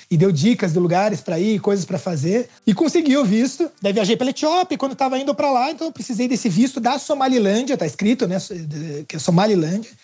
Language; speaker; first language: Portuguese; native; Portuguese